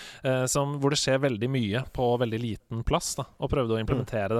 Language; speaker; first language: Norwegian; native; Norwegian